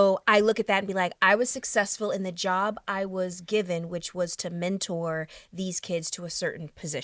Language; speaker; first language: English; native; English